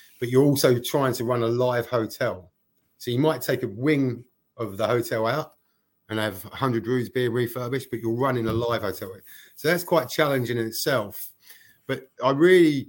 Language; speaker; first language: English; native; English